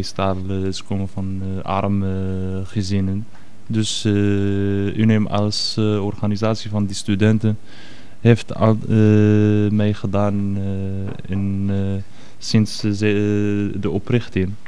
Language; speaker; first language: Dutch; non-native, fluent; Arabic